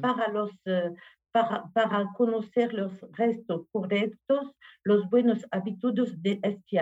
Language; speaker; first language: Spanish; non-native, learner; French